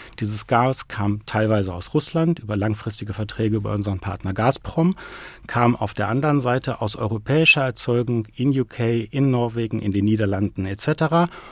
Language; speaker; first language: German; native; German